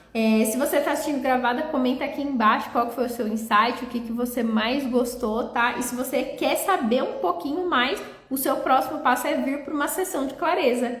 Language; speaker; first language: Portuguese; native; Portuguese